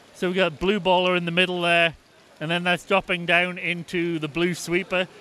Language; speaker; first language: English; native; English